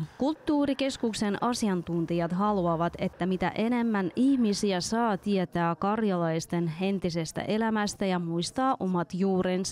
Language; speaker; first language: Finnish; non-native, local second language; Russian